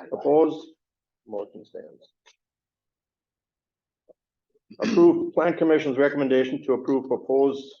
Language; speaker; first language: English; native; English